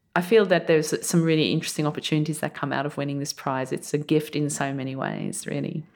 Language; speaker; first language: English; early bilingual, other home language; German